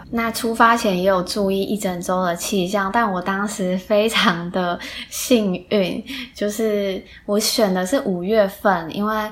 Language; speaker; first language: Chinese; native; Chinese